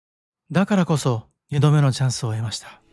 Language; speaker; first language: Japanese; native; Japanese